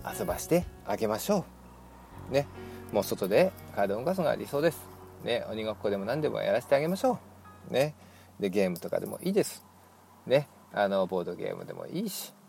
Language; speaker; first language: Japanese; native; Japanese